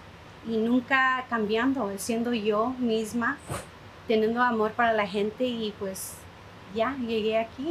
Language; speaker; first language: Spanish; early bilingual, heritage; Spanish